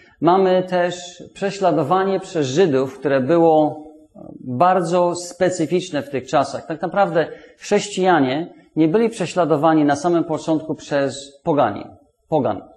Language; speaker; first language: Polish; non-native, fluent; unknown